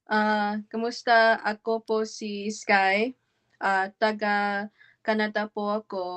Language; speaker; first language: Filipino; non-native, learner; English